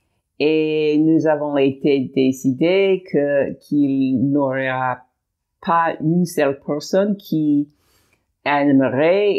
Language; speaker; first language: French; non-native, learner; English